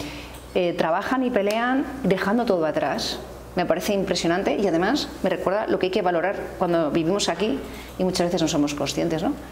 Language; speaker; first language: Spanish; native; Spanish